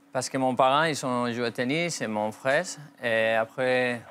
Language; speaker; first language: French; non-native, fluent; Spanish